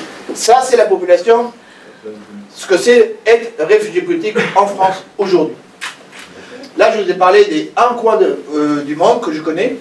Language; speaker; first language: French; non-native, fluent; Persian